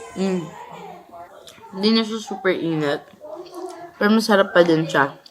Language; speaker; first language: Filipino; native; Filipino